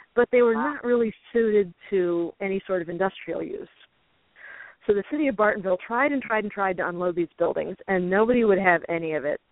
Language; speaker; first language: English; native; English